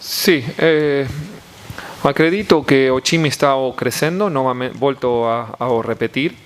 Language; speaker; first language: Portuguese; non-native, learner; Spanish